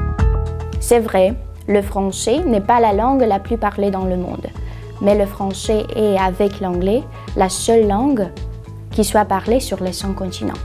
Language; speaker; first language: French; non-native, learner; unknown